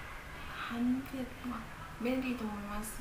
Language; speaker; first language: Japanese; non-native, learner; Vietnamese